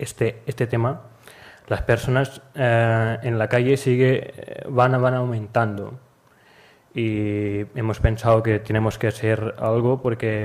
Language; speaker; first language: Spanish; non-native, learner; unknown